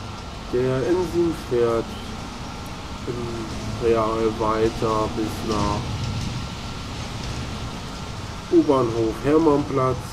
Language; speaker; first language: German; native; German